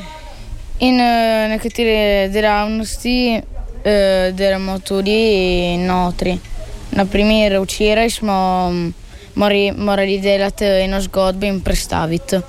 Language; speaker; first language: Slovenian; early bilingual, heritage; Italian